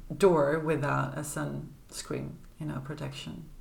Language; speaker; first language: English; non-native, fluent; Swedish